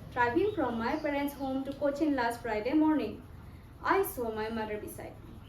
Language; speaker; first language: English; non-native, local second language; Assamese